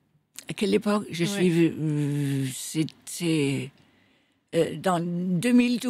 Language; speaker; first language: French; non-native, fluent; Danish